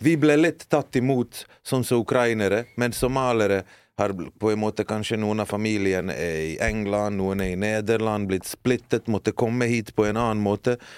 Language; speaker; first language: Norwegian; early bilingual, other home language; Bosnian